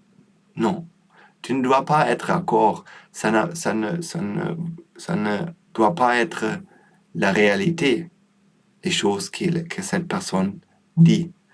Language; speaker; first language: French; non-native, learner; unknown